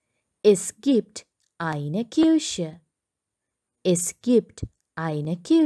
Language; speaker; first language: German; non-native, learner; Sinhala